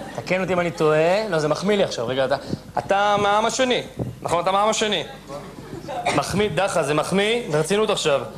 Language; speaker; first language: Hebrew; native; Hebrew